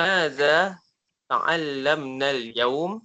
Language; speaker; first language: Arabic; non-native, learner; Malay